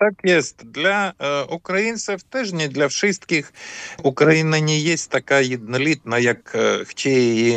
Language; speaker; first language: Polish; non-native, fluent; Ukrainian